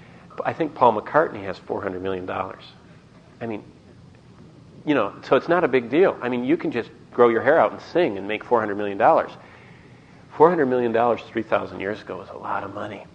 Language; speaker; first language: English; native; English